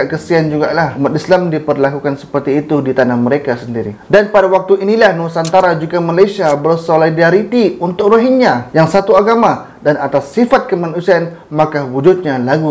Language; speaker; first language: Malay; native; Malay